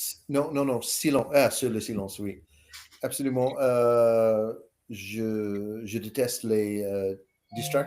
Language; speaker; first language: French; non-native, learner; English